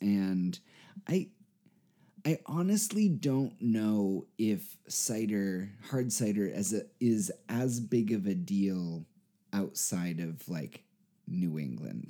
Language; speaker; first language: English; native; English